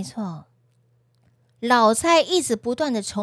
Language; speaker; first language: Chinese; native; Chinese